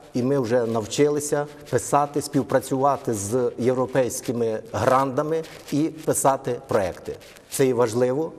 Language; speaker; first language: Ukrainian; native; Ukrainian